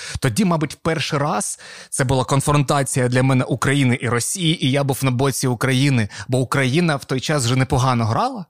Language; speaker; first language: Ukrainian; non-native, local second language; Russian